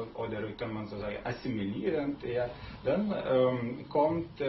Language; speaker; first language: German; non-native, learner; Lithuanian